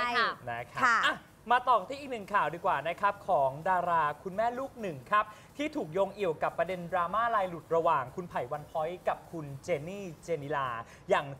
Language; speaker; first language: Thai; native; Thai